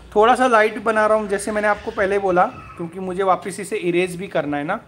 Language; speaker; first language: Hindi; non-native, local second language; Marathi